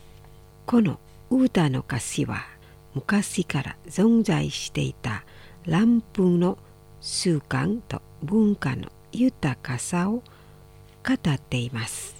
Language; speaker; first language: Japanese; non-native, fluent; Indonesian